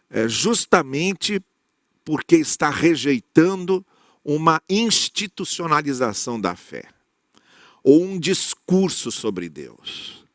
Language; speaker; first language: Portuguese; native; Portuguese